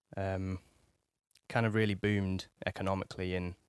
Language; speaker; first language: English; native; English